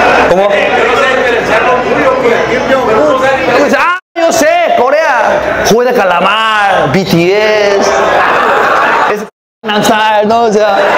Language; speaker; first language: Spanish; non-native, fluent; Korean